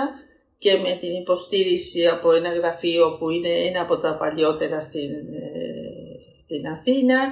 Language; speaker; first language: Greek; early bilingual, heritage; Greek